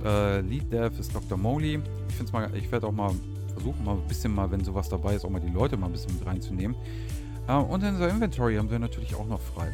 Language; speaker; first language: German; native; German